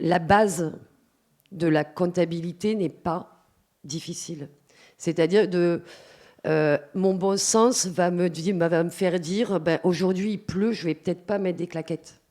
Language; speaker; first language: French; native; French